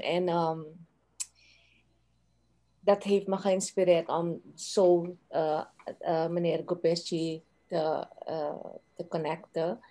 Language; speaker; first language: Dutch; non-native, local second language; Caribbean Hindustani